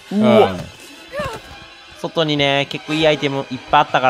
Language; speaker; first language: Japanese; native; Japanese